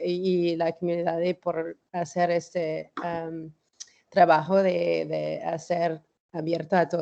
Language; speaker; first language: Spanish; non-native, learner; English